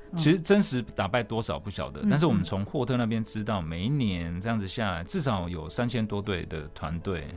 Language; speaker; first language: Chinese; non-native, local second language; Min Nan Chinese